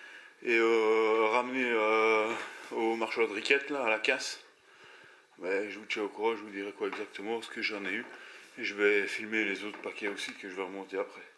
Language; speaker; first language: French; native; French